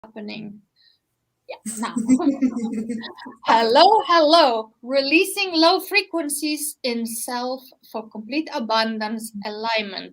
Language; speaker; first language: English; non-native, fluent; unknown